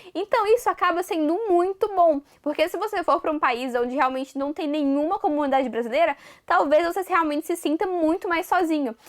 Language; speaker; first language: Portuguese; native; Portuguese